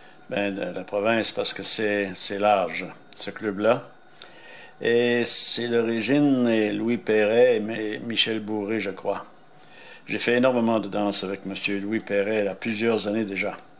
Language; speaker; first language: French; native; French